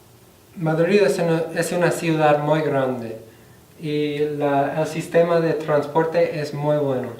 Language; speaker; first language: Spanish; non-native, fluent; English